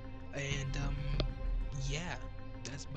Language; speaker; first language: English; native; English